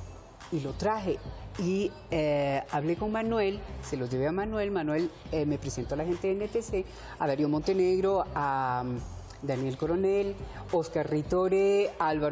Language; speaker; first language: Spanish; early bilingual, heritage; Spanish